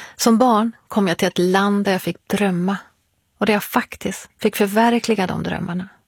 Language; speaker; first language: Swedish; early bilingual, other home language; Persian